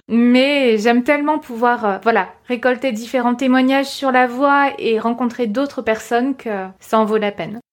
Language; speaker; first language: French; native; French